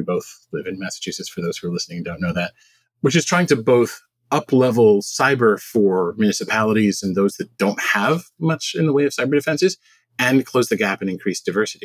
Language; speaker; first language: English; native; English